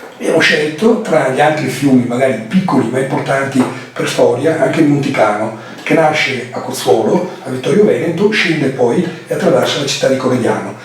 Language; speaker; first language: Italian; native; Italian